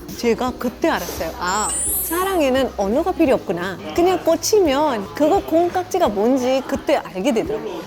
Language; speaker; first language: Korean; non-native, fluent; Hindi